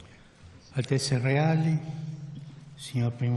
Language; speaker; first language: Italian; early bilingual, heritage; Spanish